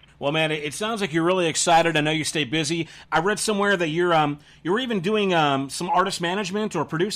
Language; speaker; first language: English; native; English